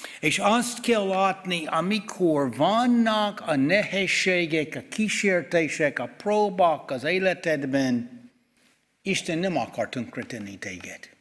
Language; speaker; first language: Hungarian; non-native, fluent; English